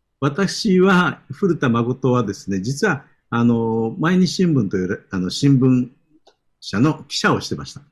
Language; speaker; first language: Japanese; native; Japanese